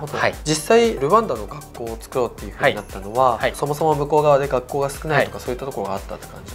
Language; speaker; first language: Japanese; native; Japanese